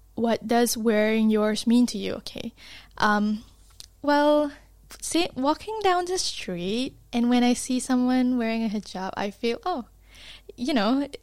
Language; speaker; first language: English; non-native, local second language; Malay